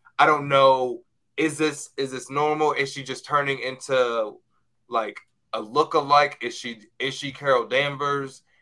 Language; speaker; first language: English; native; English